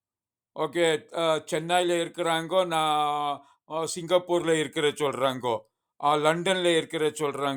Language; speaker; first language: Tamil; non-native, learner; Kannada